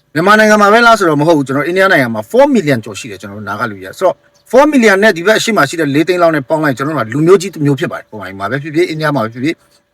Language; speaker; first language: Burmese; non-native, local second language; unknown